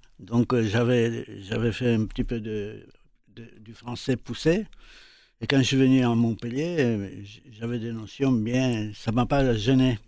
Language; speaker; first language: French; non-native, fluent; Greek